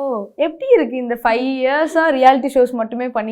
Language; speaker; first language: Tamil; native; Tamil